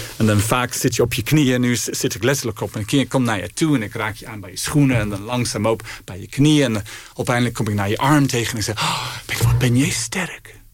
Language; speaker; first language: Dutch; non-native, fluent; English